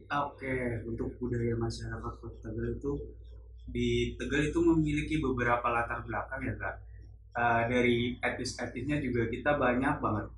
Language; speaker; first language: Indonesian; non-native, local second language; Javanese